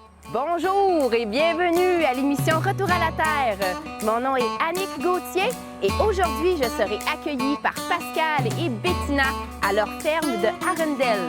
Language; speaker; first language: French; native; French